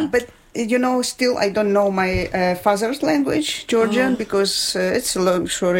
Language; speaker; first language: English; non-native, learner; Ukrainian